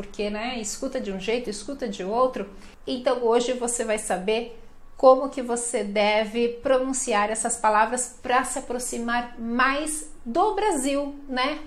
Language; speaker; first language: Portuguese; native; Portuguese